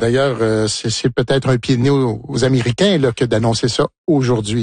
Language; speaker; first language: French; native; French